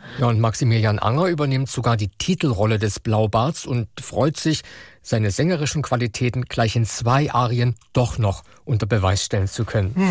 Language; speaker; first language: German; native; German